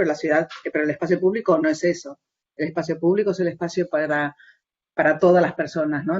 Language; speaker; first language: Spanish; native; Spanish